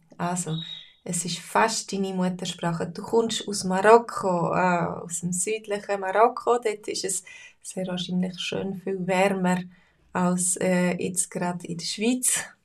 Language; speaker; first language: German; native; German